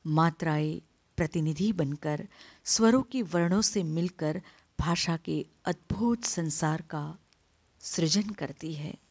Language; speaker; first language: Hindi; non-native, local second language; Gujarati